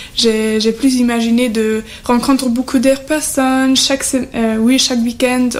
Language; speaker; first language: French; non-native, learner; German